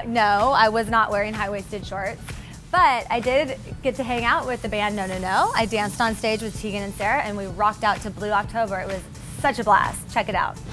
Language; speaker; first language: English; native; English